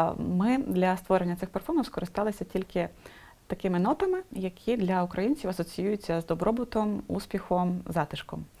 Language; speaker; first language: Ukrainian; non-native, local second language; Russian